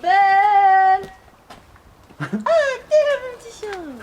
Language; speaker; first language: French; native; French